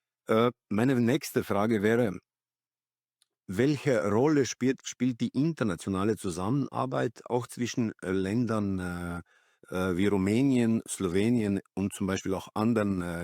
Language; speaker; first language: German; non-native, fluent; Slovenian